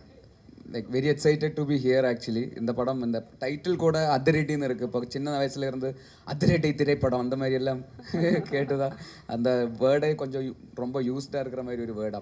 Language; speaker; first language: Tamil; non-native, learner; Malayalam